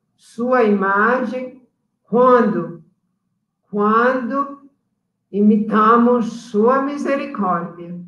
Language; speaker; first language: Portuguese; non-native, fluent; Italian